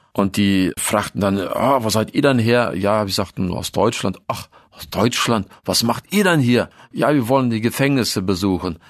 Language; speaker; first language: German; early bilingual, other home language; Russian